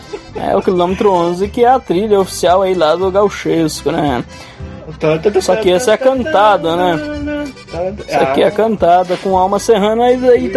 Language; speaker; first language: Portuguese; native; Portuguese